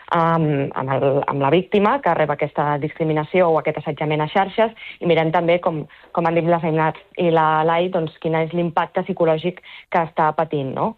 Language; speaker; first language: Catalan; native; Catalan